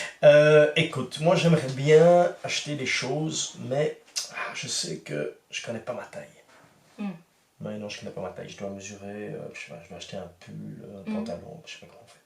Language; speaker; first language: French; native; French